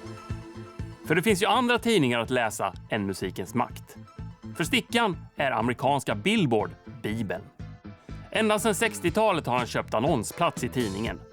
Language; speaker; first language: Swedish; native; Swedish